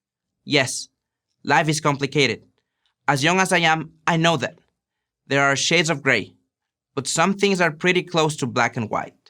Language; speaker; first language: English; non-native, fluent; Spanish